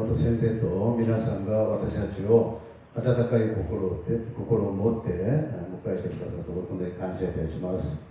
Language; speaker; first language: Japanese; non-native, fluent; Korean